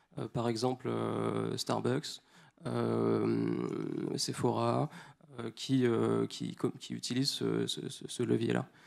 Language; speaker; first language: French; native; French